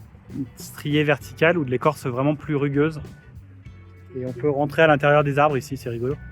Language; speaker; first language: French; native; French